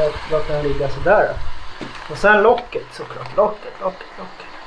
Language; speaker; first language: Swedish; native; Swedish